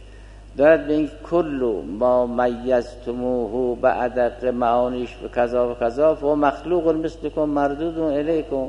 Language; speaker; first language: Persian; native; Persian